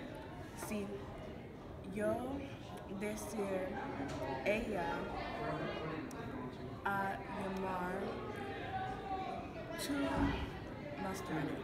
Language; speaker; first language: Spanish; non-native, learner; English